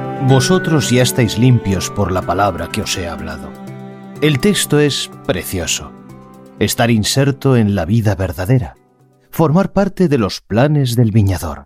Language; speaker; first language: Spanish; native; Spanish